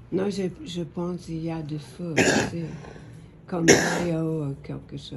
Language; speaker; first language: French; non-native, fluent; English